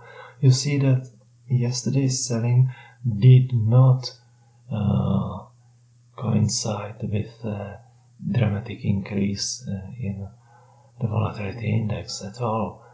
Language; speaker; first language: English; non-native, fluent; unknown